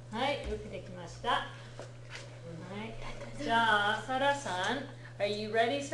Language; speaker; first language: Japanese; non-native, fluent; English